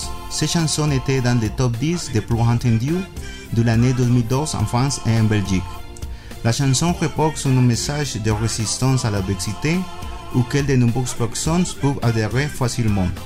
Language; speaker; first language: French; non-native, learner; Spanish